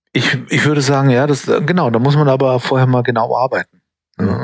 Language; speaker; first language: German; non-native, fluent; English